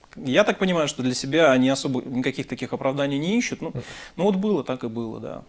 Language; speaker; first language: Russian; native; Russian